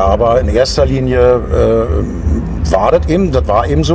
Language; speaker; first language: German; native; German